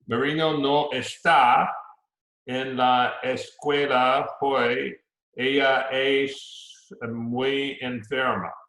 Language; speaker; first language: Spanish; non-native, learner; English